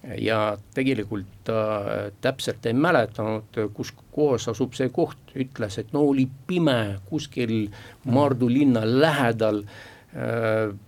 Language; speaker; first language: Estonian; non-native, local second language; Russian